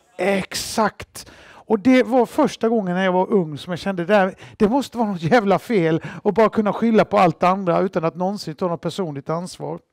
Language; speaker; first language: Swedish; native; Swedish